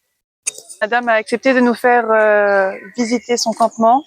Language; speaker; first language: French; native; French